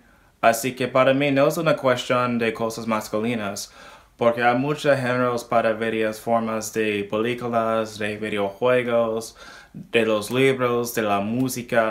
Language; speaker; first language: Spanish; non-native, learner; English